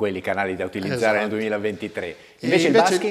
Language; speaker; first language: Italian; native; Italian